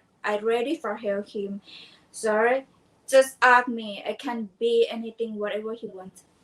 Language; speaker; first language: English; non-native, learner; Thai